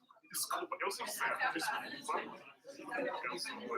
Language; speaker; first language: Portuguese; non-native, learner; English